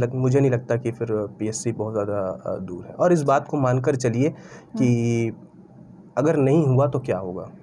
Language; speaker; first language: Hindi; native; Hindi